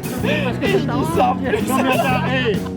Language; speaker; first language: French; native; French